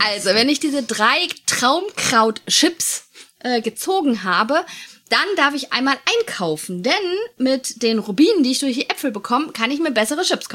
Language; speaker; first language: German; native; German